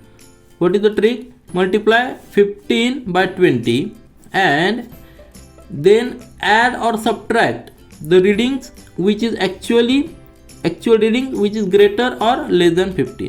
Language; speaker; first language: English; non-native, local second language; Marathi